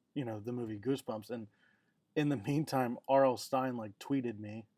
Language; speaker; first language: English; native; English